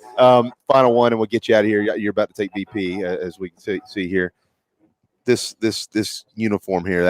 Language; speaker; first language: English; native; English